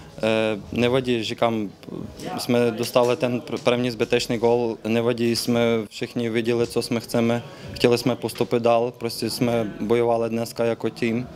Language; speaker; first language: Czech; non-native, fluent; Ukrainian